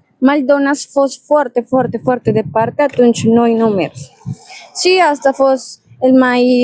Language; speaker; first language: Romanian; non-native, learner; Spanish